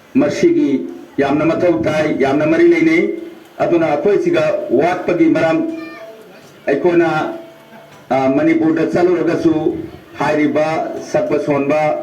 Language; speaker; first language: Manipuri; early bilingual, heritage; Manipuri